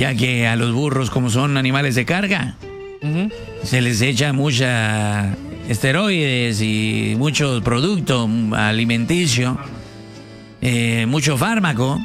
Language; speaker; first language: Spanish; native; Spanish